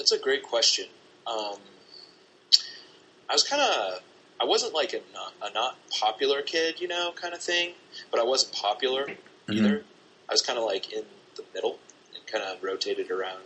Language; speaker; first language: English; native; English